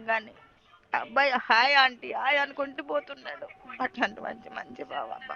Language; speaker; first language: Telugu; native; Telugu